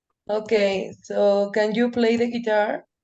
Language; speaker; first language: English; non-native, learner; Spanish